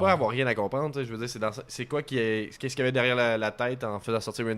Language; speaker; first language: French; native; French